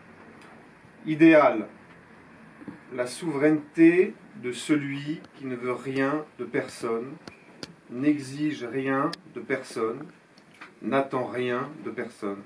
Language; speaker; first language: French; native; French